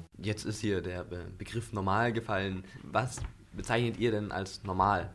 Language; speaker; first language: German; native; German